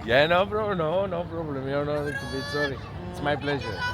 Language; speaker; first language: English; non-native, learner; Macedonian